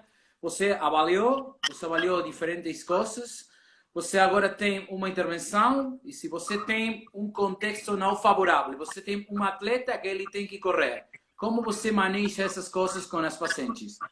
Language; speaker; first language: Portuguese; non-native, learner; Spanish